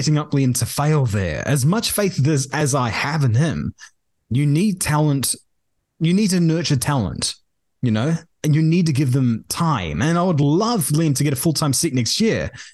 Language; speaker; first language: English; native; English